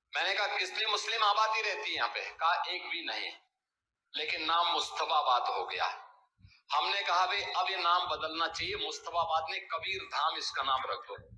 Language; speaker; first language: Hindi; native; Hindi